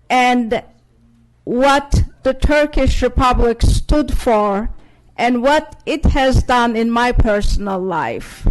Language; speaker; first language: English; non-native, fluent; Turkish